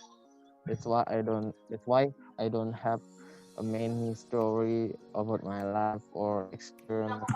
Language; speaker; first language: English; non-native, learner; Indonesian